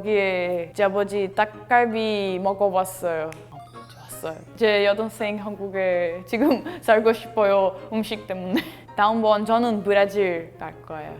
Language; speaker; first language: Korean; non-native, learner; Portuguese